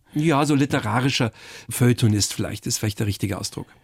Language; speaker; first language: German; native; German